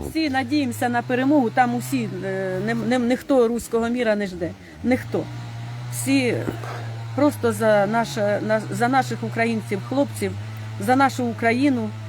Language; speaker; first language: Ukrainian; native; Ukrainian